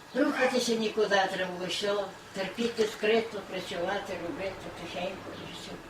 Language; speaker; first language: Ukrainian; native; Ukrainian